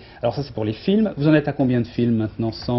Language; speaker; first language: French; native; French